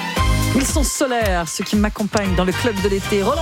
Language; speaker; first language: French; native; French